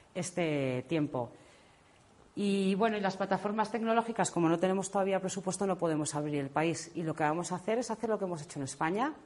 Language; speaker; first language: Spanish; native; Spanish